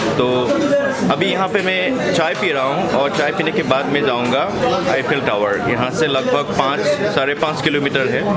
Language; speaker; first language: Hindi; native; Hindi